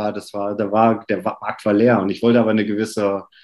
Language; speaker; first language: German; native; German